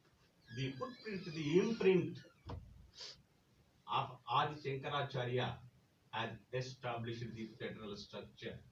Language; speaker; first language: English; non-native, local second language; Telugu